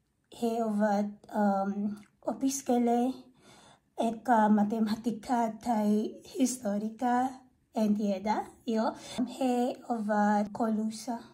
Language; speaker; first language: Finnish; non-native, learner; Filipino